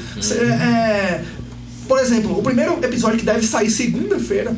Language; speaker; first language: Portuguese; native; Portuguese